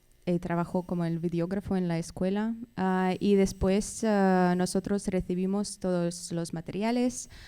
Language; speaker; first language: Spanish; non-native, fluent; Russian